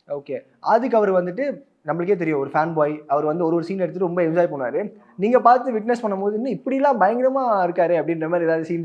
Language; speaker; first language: Tamil; native; Tamil